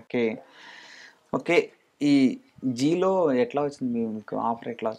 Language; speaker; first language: Telugu; native; Telugu